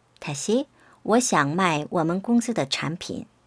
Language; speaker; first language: Chinese; non-native, fluent; Korean